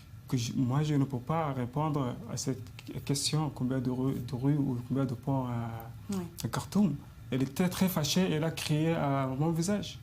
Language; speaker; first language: French; non-native, fluent; Arabic